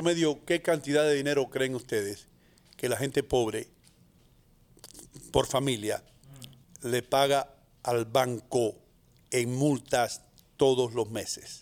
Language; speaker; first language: Spanish; native; Spanish